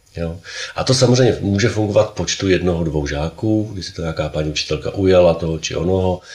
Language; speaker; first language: Czech; native; Czech